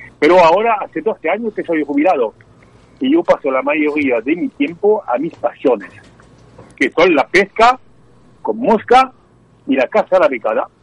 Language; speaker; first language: Spanish; non-native, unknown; French